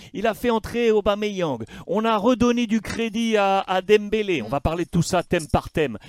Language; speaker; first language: French; native; French